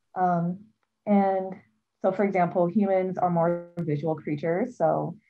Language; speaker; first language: English; native; English